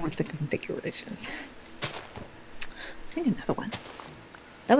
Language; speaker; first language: English; native; English